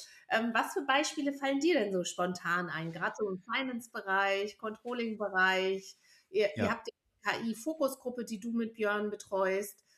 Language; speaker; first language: German; native; German